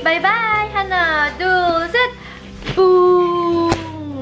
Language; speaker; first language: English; non-native, local second language; Filipino